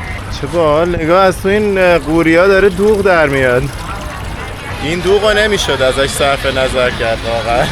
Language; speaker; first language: Persian; native; Persian